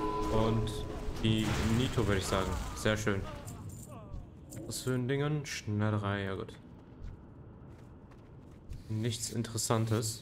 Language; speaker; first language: German; native; German